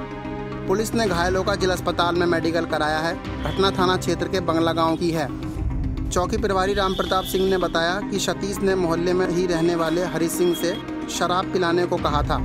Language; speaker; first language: Hindi; native; Hindi